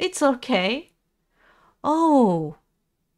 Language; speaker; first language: English; non-native, learner; Japanese